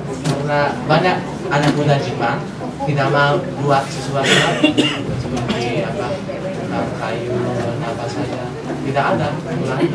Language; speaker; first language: Indonesian; non-native, fluent; Japanese